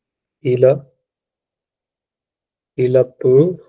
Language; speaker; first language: French; non-native, learner; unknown